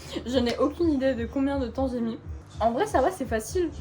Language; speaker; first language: French; native; French